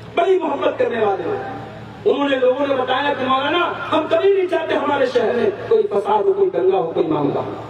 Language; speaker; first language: Urdu; native; Urdu